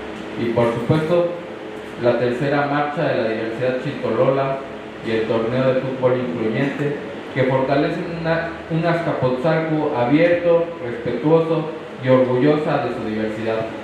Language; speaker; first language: Spanish; native; Spanish